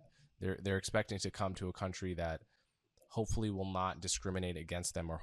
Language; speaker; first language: English; native; English